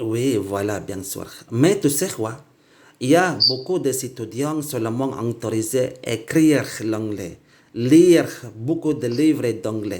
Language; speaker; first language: French; non-native, learner; Indonesian